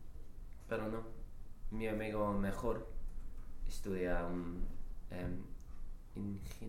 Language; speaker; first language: Spanish; non-native, learner; English